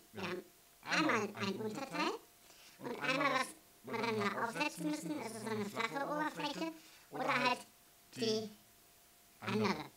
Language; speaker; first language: German; native; German